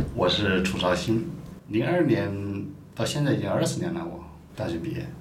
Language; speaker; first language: Chinese; native; Chinese